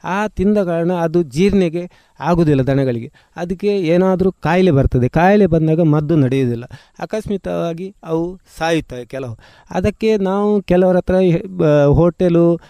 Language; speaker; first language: Kannada; native; Kannada